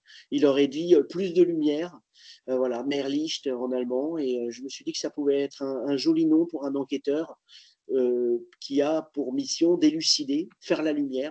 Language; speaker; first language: French; native; French